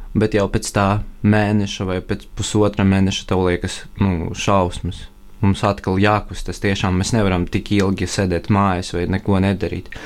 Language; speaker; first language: Latvian; non-native, local second language; Russian